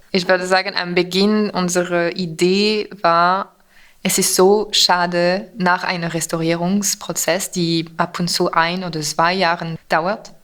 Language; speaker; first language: German; non-native, fluent; French